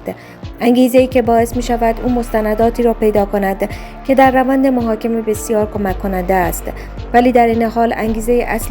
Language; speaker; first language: Persian; native; Persian